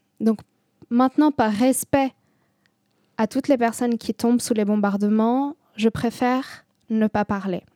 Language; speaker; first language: French; non-native, local second language; Arabic